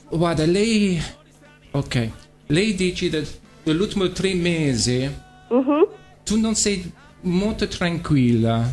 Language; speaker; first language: Italian; non-native, learner; English